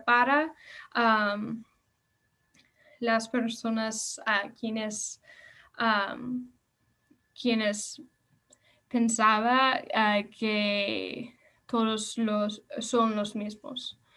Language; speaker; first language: Spanish; non-native, learner; English